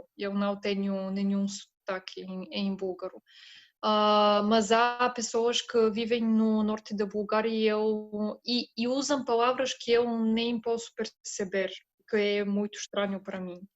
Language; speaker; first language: Portuguese; non-native, fluent; Bulgarian